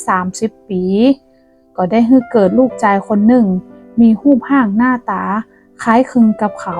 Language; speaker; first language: Thai; non-native, local second language; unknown